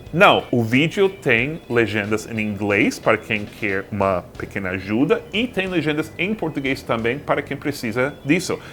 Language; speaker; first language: Portuguese; non-native, fluent; English